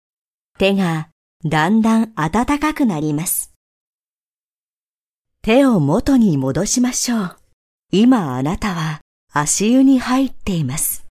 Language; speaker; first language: Japanese; native; Japanese